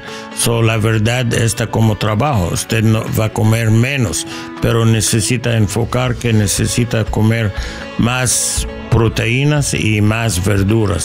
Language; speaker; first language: Spanish; non-native, learner; English